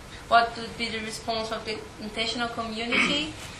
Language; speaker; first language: English; non-native, fluent; Portuguese